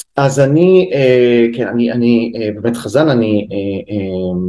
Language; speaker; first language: Hebrew; native; Hebrew